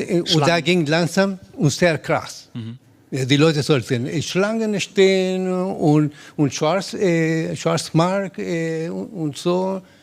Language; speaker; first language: German; non-native, learner; Spanish